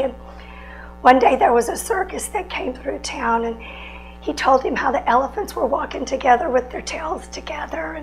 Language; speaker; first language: English; native; English